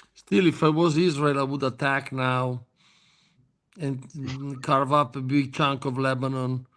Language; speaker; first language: English; non-native, fluent; Italian